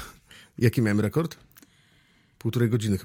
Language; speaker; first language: Polish; native; Polish